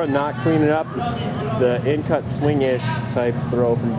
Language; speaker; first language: English; native; English